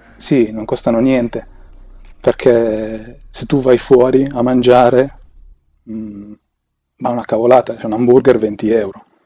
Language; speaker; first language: Italian; native; Italian